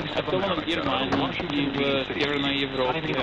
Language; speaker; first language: Russian; non-native, fluent; English